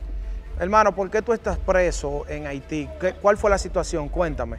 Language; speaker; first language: Spanish; native; Spanish